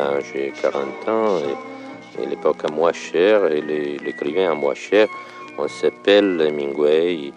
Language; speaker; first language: French; non-native, fluent; Italian